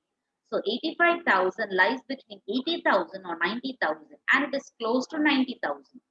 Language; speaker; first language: English; non-native, local second language; Tamil